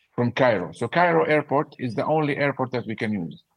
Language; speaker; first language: English; non-native, fluent; Arabic